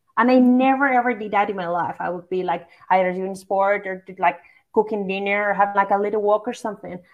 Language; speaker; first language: English; non-native, fluent; Basque